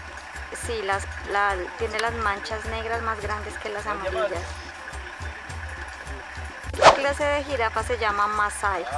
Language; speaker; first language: Spanish; native; Spanish